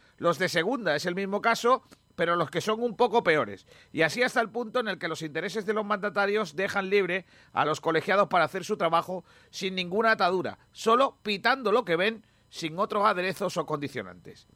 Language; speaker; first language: Spanish; native; Spanish